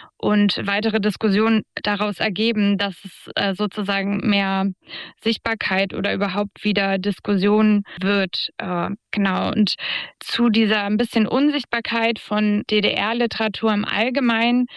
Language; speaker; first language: German; native; German